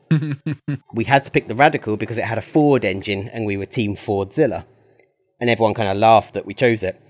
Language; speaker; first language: English; native; English